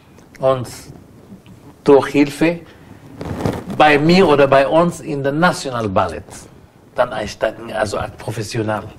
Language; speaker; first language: German; non-native, learner; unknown